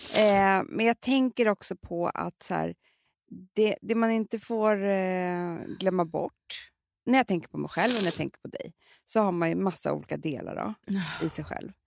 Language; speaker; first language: Swedish; native; Swedish